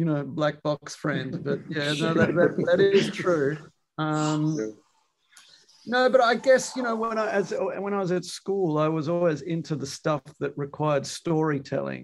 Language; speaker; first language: English; native; English